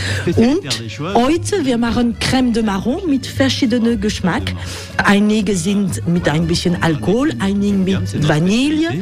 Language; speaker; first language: German; non-native, learner; French